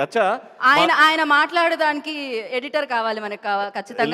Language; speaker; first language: Telugu; native; Telugu